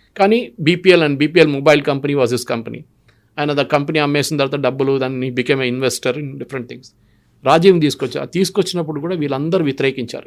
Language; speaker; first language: Telugu; non-native, local second language; Malayalam